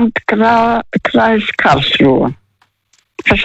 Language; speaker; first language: German; non-native, fluent; Russian